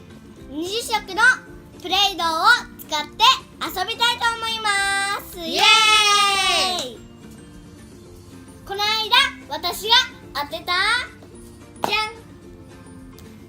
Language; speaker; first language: Japanese; early bilingual, heritage; Japanese